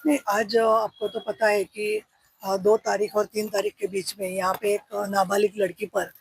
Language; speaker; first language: Hindi; non-native, local second language; Marathi